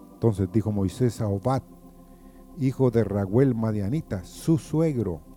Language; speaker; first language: Spanish; native; Spanish